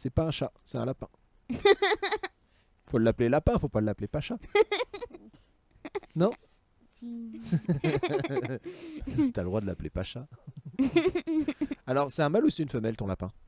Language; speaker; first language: French; native; French